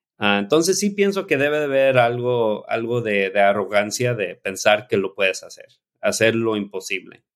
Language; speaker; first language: Spanish; early bilingual, heritage; Spanish